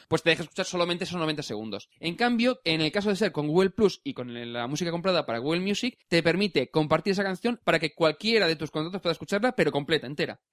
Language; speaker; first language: Spanish; native; Spanish